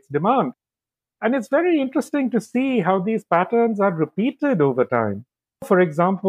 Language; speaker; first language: English; non-native, local second language; Bangla